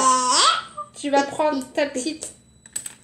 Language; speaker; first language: French; native; French